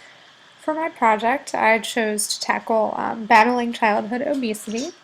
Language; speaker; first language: English; native; English